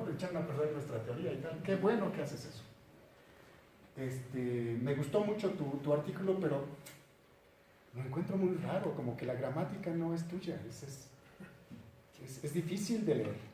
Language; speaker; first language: Spanish; native; Spanish